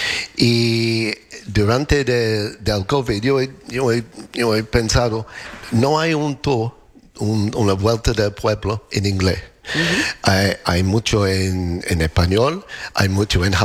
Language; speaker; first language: Spanish; non-native, learner; English